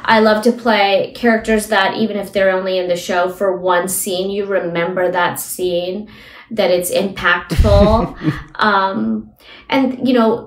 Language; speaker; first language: English; early bilingual, other home language; Hindi